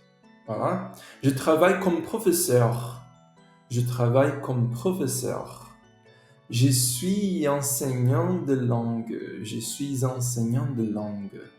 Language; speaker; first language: French; non-native, fluent; Portuguese